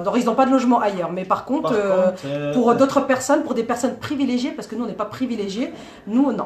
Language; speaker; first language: French; native; French